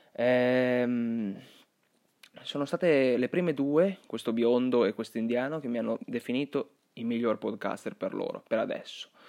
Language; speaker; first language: Italian; early bilingual, other home language; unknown